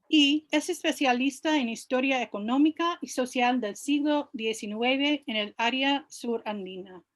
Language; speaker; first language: Spanish; non-native, fluent; English